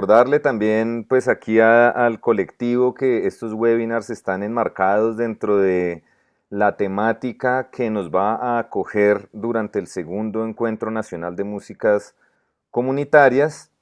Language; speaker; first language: Spanish; native; Spanish